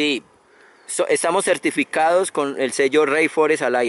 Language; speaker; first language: Spanish; native; Spanish